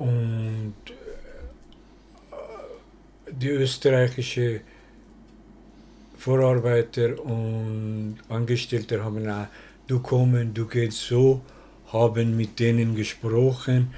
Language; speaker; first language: German; non-native, learner; Persian